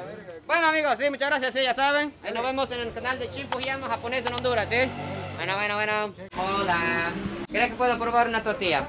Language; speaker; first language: Spanish; non-native, fluent; English